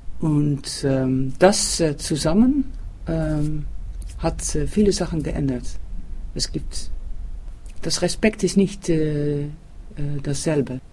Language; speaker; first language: German; non-native, learner; Dutch